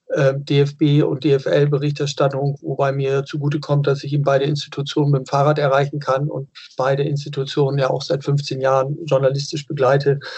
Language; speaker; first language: German; native; German